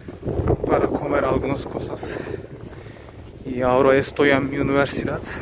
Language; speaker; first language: Spanish; non-native, learner; Turkish